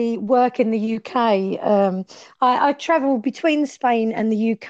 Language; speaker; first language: English; native; English